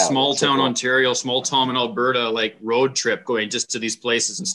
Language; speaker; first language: English; native; English